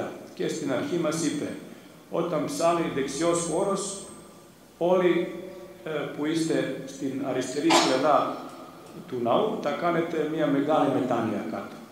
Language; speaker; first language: Greek; non-native, fluent; Serbian